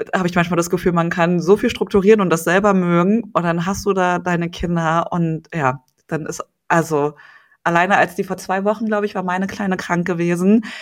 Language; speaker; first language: German; native; German